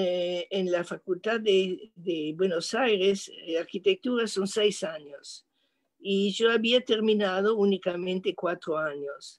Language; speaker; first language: Spanish; non-native, fluent; French